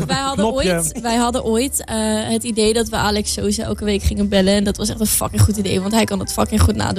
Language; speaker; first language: Dutch; native; Dutch